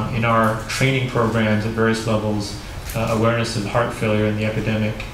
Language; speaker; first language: English; native; English